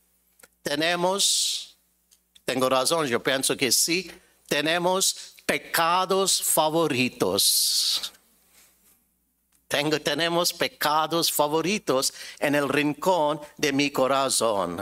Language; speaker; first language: Spanish; non-native, fluent; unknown